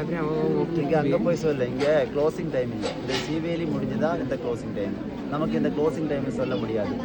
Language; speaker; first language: Tamil; non-native, learner; Malayalam